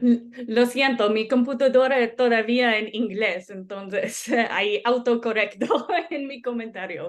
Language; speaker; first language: Spanish; non-native, fluent; English